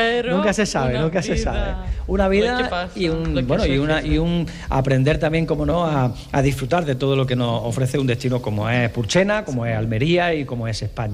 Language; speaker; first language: Spanish; native; Spanish